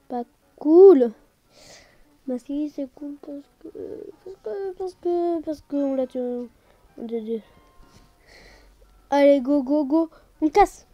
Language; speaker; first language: French; native; French